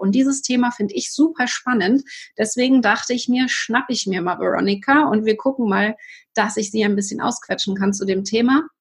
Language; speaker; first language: German; native; German